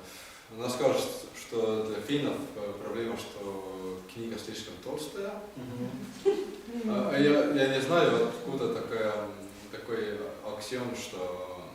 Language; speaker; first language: Russian; non-native, learner; Estonian